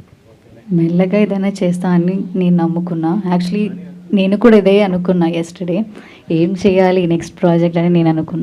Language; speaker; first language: Telugu; non-native, learner; Malayalam